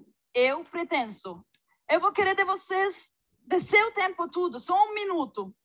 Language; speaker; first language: Portuguese; non-native, fluent; Arabic